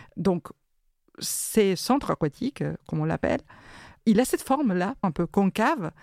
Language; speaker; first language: French; non-native, fluent; Spanish